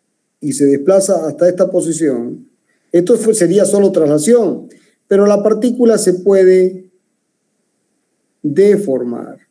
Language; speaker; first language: Spanish; native; Spanish